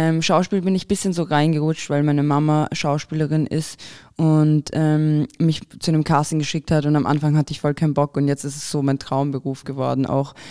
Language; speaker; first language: German; early bilingual, other home language; Croatian